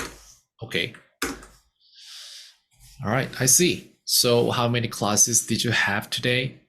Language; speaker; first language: English; non-native, fluent; Korean